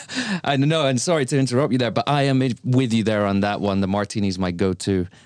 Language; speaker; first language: English; native; English